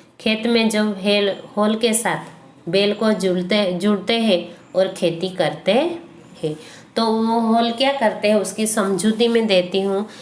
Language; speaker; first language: Hindi; non-native, local second language; Gujarati